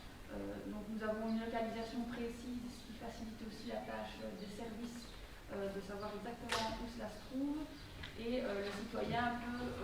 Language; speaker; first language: French; native; French